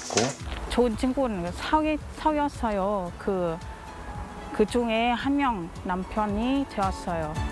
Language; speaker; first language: Korean; non-native, learner; Thai